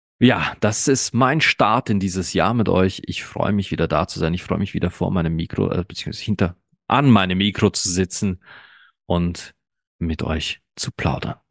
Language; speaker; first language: German; early bilingual, other home language; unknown